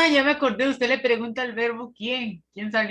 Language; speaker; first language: Spanish; native; Spanish